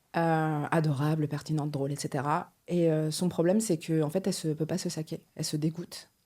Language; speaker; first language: French; early bilingual, other home language; Portuguese